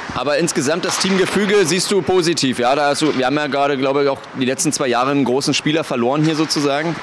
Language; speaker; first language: German; native; German